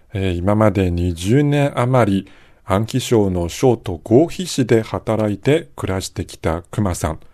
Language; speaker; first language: Japanese; non-native, fluent; Chinese